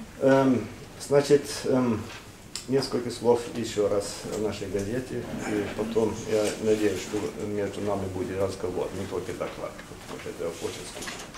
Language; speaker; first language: Russian; non-native, fluent; Norwegian